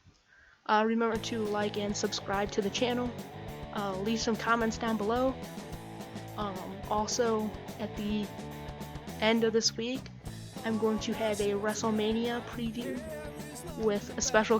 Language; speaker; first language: English; native; English